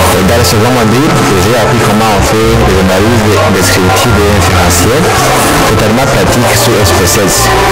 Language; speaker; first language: French; non-native, local second language; Rundi